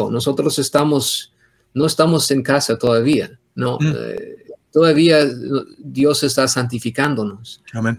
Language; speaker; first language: Spanish; non-native, fluent; English